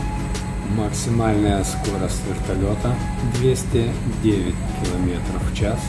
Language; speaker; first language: Russian; native; Russian